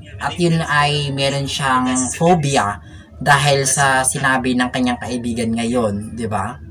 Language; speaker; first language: Filipino; native; Filipino